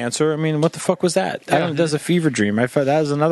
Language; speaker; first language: English; native; English